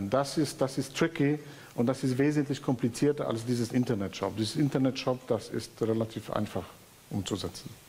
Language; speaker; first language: German; non-native, fluent; Polish